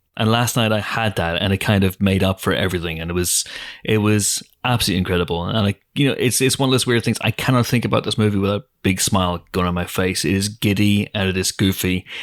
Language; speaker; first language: English; native; English